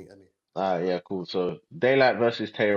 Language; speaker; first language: English; native; English